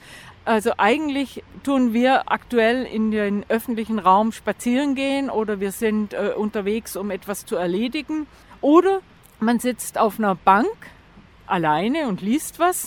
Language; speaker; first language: German; native; German